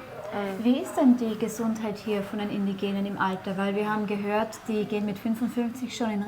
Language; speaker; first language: German; native; German